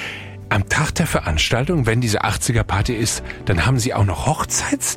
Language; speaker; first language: German; native; German